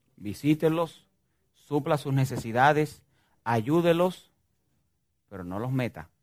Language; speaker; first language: Spanish; native; Spanish